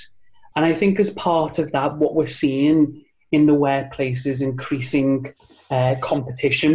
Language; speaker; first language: English; native; English